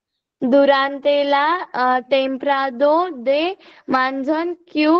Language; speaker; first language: Spanish; non-native, learner; Marathi